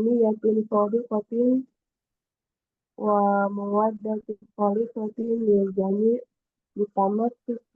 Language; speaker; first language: Arabic; non-native, learner; Indonesian